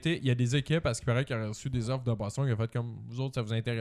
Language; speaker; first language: French; native; French